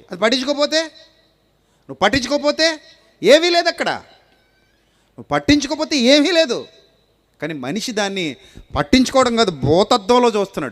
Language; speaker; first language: Telugu; native; Telugu